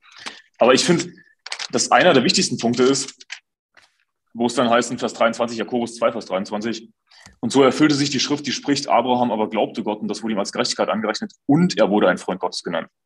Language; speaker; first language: German; native; German